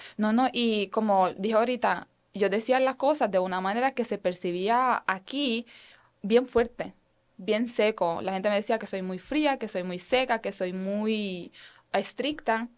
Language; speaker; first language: Spanish; non-native, fluent; Romanian